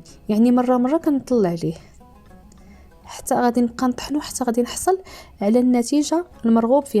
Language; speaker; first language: Arabic; native; Arabic